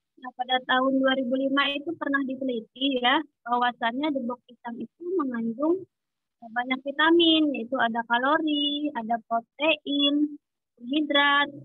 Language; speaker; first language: Indonesian; native; Indonesian